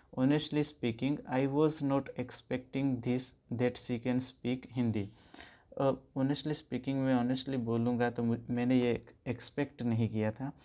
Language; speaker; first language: Hindi; native; Hindi